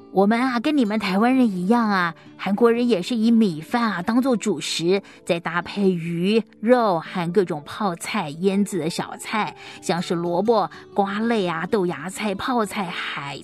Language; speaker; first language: Chinese; native; Chinese